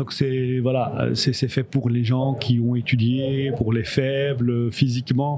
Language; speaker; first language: French; early bilingual, other home language; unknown